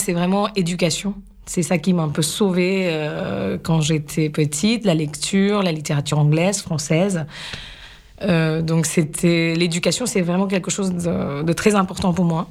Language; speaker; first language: French; non-native, fluent; Gujarati